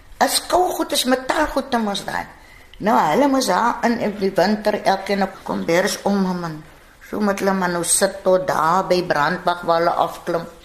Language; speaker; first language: Afrikaans; native; Afrikaans